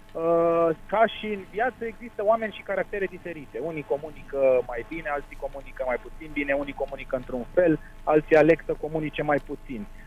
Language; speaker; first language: Romanian; native; Romanian